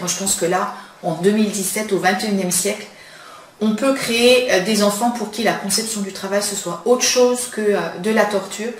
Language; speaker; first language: French; native; French